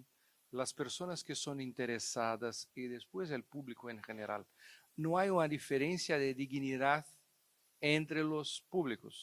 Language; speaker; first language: Spanish; non-native, fluent; Portuguese